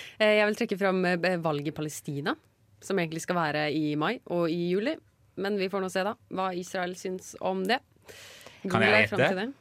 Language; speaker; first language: Norwegian; native; Norwegian